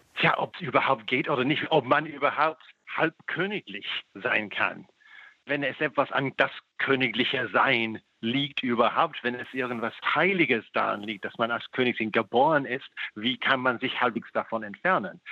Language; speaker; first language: German; non-native, fluent; English